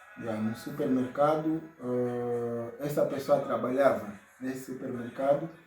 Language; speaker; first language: Portuguese; native; Portuguese